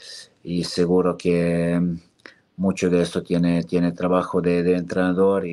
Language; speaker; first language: Spanish; non-native, fluent; Serbian